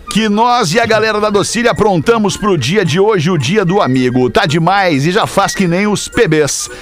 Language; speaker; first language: Portuguese; native; Portuguese